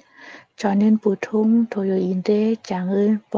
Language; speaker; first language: Korean; non-native, learner; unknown